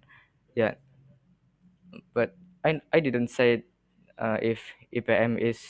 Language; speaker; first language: English; non-native, learner; Indonesian